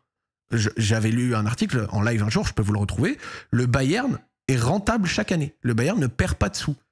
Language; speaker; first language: French; native; French